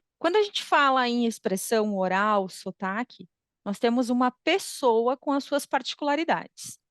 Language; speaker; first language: Portuguese; native; Portuguese